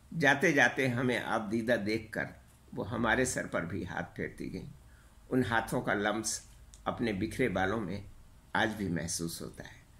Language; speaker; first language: Urdu; native; Urdu